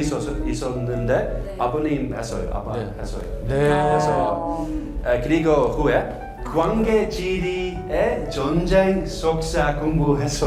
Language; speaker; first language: Korean; non-native, learner; Dutch